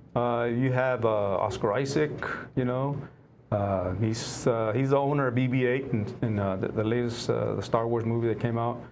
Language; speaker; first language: English; native; English